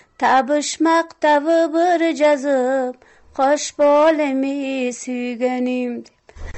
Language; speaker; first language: Kyrgyz; non-native, local second language; Tajik